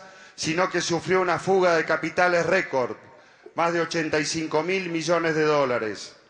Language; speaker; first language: Spanish; native; Spanish